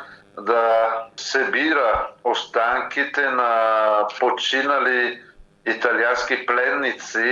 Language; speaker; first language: Bulgarian; non-native, fluent; Italian